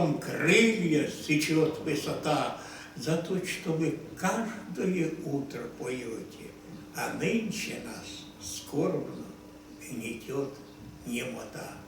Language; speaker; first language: Russian; non-native, local second language; Ukrainian